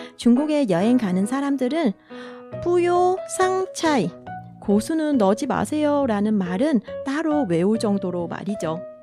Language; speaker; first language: Korean; non-native, fluent; Vietnamese